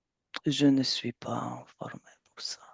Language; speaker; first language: French; non-native, fluent; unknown